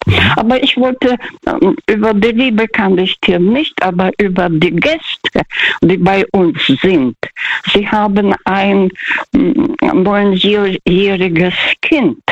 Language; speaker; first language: German; non-native, learner; Russian